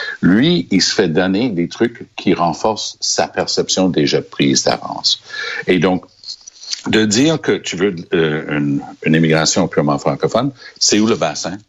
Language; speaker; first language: French; native; French